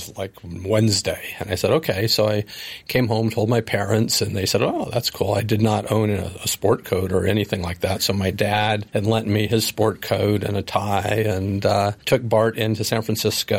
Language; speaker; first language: English; native; English